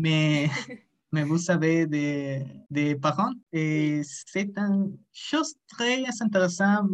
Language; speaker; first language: French; non-native, learner; Spanish